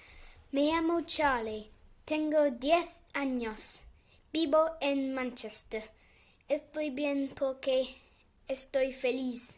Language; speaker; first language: Spanish; non-native, learner; English